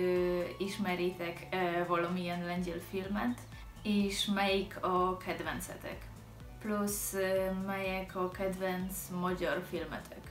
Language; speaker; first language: Hungarian; non-native, learner; Polish